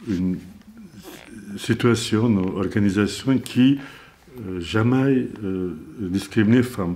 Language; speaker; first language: French; non-native, learner; Azerbaijani